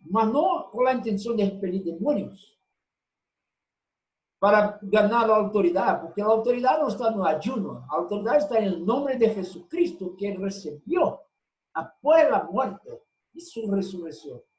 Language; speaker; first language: Spanish; non-native, fluent; Portuguese